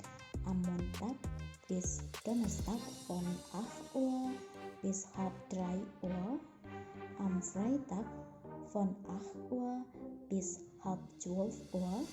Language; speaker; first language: German; non-native, learner; Indonesian